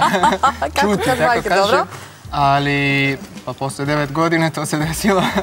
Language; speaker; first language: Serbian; non-native, learner; Turkish